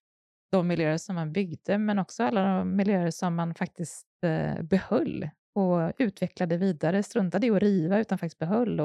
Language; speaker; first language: Swedish; native; Swedish